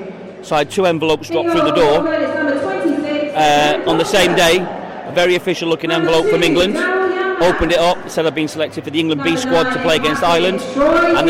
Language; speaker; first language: English; native; English